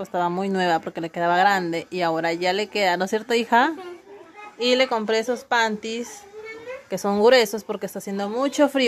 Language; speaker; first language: Spanish; native; Spanish